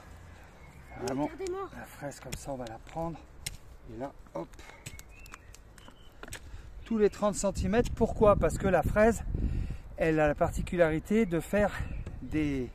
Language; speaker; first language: French; native; French